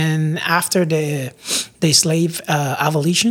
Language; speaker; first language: English; non-native, fluent; Spanish